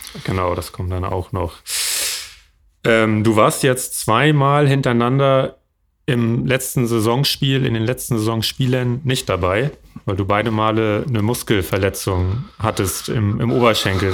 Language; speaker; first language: German; native; German